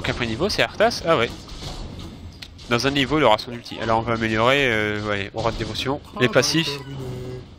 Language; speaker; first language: French; native; French